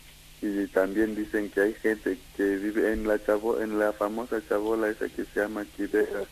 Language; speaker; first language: Spanish; non-native, fluent; Kikuyu